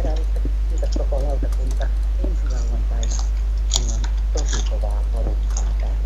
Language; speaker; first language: Finnish; native; Finnish